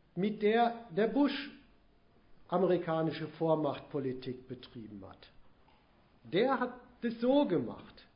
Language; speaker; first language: German; native; German